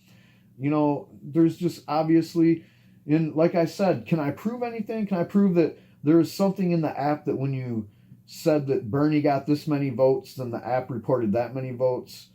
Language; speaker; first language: English; native; English